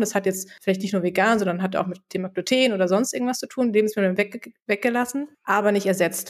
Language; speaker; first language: German; native; German